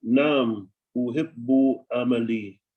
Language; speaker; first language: Arabic; non-native, learner; English